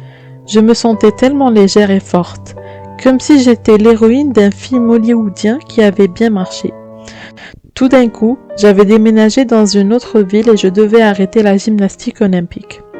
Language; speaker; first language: French; native; French